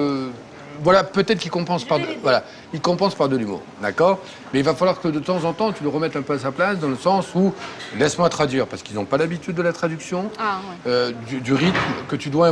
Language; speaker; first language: French; native; French